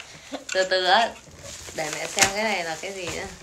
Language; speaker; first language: Vietnamese; native; Vietnamese